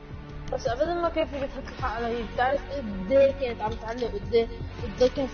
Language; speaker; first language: Arabic; native; Arabic